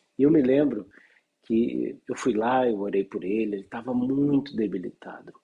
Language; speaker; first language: Portuguese; native; Portuguese